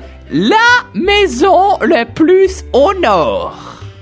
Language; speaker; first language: French; native; French